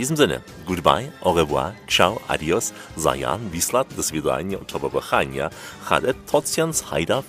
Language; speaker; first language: German; native; German